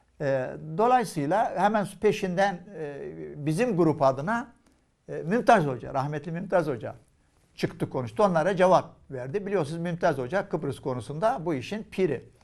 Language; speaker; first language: Turkish; non-native, fluent; Arabic